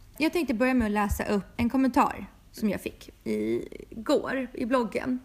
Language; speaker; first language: Swedish; early bilingual, other home language; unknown